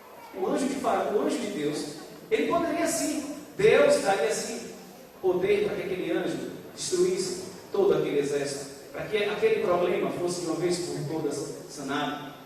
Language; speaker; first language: Portuguese; native; Portuguese